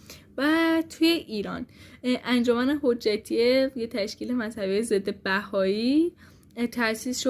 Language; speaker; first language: Persian; native; Persian